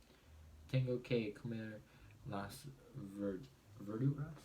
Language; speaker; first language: Spanish; non-native, learner; English